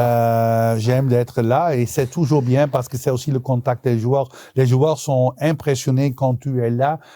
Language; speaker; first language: French; non-native, local second language; Dutch